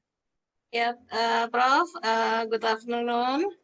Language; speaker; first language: English; non-native, fluent; Indonesian